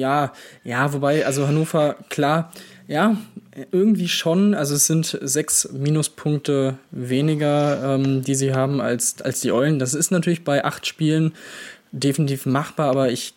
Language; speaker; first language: German; native; German